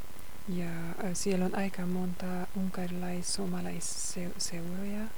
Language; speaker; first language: Finnish; non-native, fluent; Hungarian